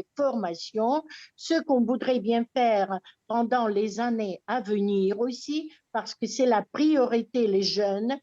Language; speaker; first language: French; non-native, fluent; Russian